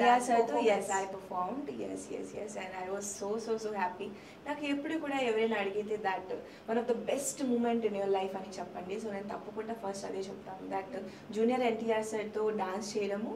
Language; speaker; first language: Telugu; non-native, local second language; Hindi